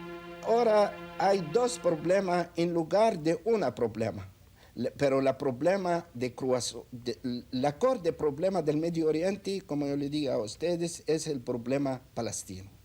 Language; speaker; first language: Spanish; non-native, fluent; Arabic